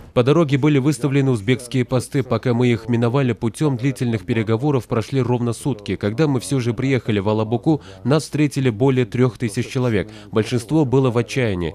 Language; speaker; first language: Russian; non-native, local second language; Kyrgyz